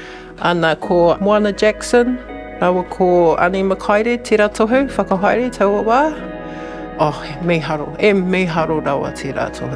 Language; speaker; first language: Māori; non-native, local second language; English